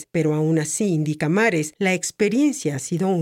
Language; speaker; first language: Spanish; native; Spanish